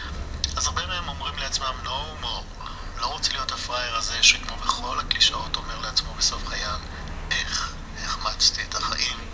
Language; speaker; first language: Hebrew; native; Hebrew